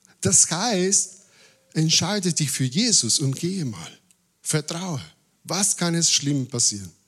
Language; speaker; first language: German; non-native, fluent; Spanish